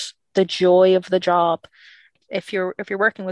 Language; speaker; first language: English; native; English